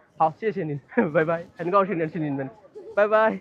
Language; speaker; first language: Chinese; non-native, learner; Bangla